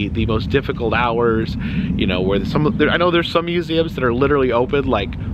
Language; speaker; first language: English; native; English